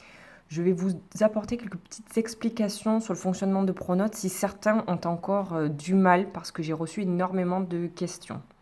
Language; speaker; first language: French; native; French